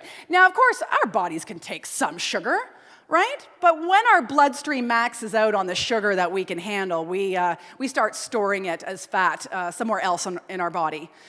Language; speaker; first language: English; native; English